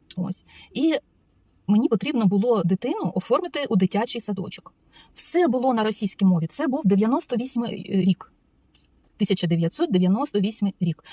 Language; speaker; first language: Ukrainian; non-native, local second language; Russian